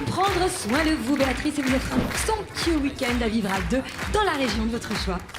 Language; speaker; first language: French; native; French